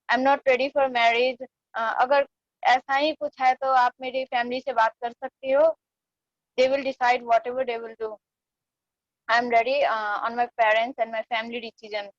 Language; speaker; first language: Hindi; non-native, fluent; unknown